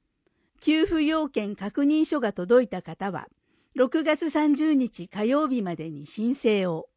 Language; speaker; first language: Japanese; native; Japanese